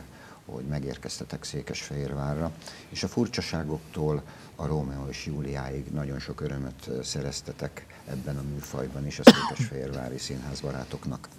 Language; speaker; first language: Hungarian; native; Hungarian